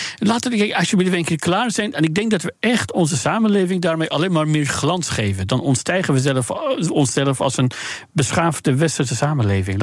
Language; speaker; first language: Dutch; non-native, fluent; Persian